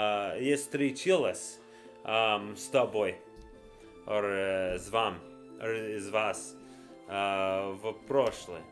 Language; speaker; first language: Russian; non-native, learner; English